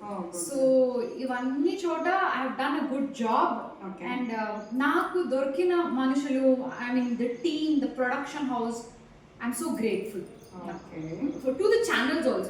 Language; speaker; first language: Telugu; non-native, local second language; Kannada